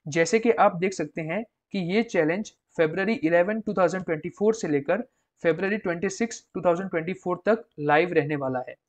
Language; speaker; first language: Hindi; non-native, local second language; Gujarati